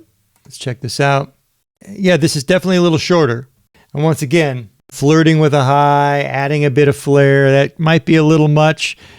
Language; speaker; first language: English; native; English